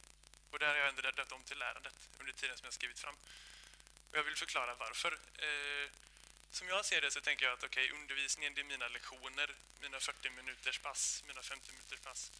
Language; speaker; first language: Swedish; native; Swedish